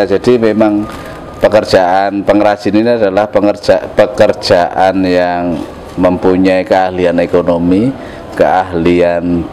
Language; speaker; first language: Indonesian; native; Indonesian